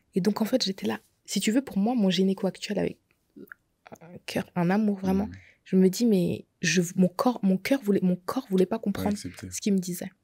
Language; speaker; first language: French; native; French